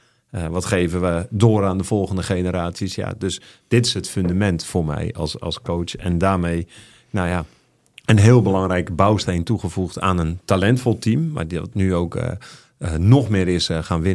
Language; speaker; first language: Dutch; native; Dutch